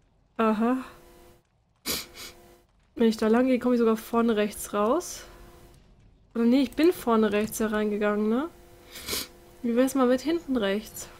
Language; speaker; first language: German; native; German